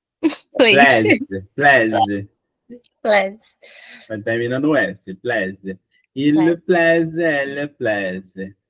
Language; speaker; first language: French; non-native, fluent; Portuguese